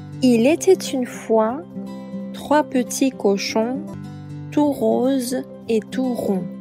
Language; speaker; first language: French; non-native, fluent; Spanish